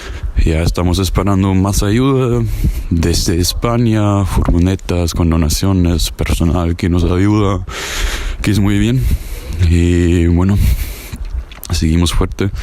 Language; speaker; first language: Spanish; non-native, fluent; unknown